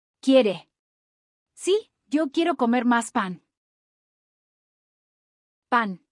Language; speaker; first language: Spanish; non-native, learner; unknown